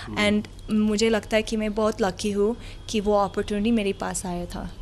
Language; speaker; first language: Hindi; non-native, learner; Arabic